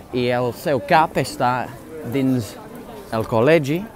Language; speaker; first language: Catalan; non-native, learner; English